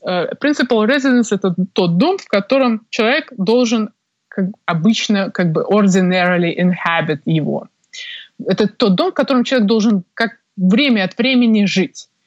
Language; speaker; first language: Russian; native; Russian